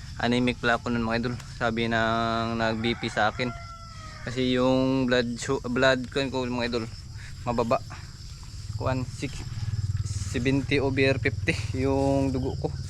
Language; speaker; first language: Filipino; native; Filipino